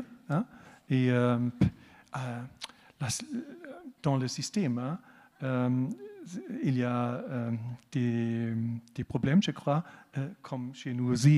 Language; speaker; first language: French; non-native, learner; German